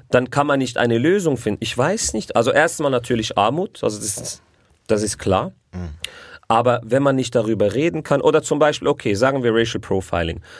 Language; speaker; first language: German; early bilingual, other home language; Arabic